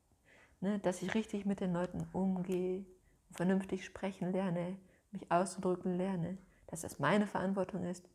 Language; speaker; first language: German; native; German